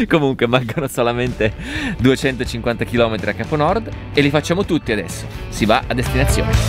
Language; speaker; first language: Italian; native; Italian